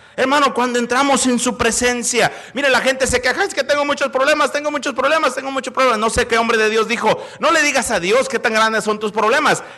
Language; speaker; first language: Spanish; native; Spanish